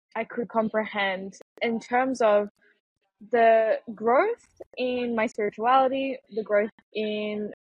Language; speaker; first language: English; native; English